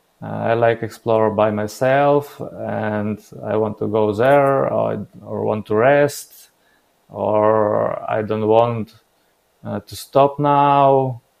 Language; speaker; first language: English; non-native, learner; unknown